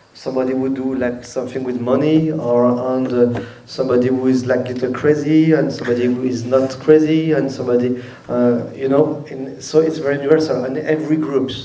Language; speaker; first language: English; non-native, learner; French